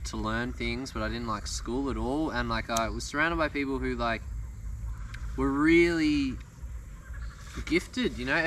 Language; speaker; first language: English; native; English